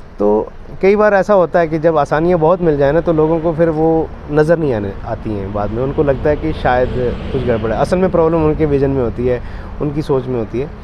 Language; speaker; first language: Hindi; non-native, local second language; Pahari-Potwari